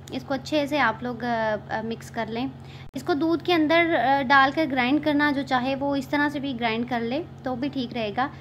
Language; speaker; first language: Urdu; native; Urdu